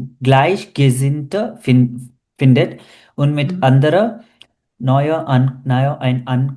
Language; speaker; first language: German; non-native, learner; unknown